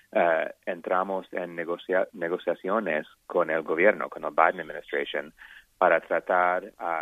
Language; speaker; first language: Spanish; non-native, learner; English